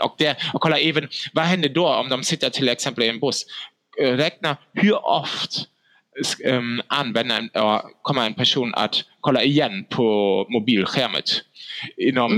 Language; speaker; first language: Swedish; non-native, fluent; German